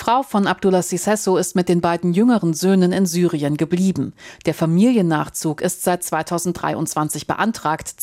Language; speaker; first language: German; native; German